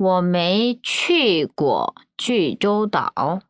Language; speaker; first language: Chinese; non-native, fluent; Korean